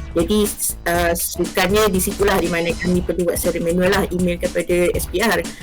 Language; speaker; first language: Malay; native; Malay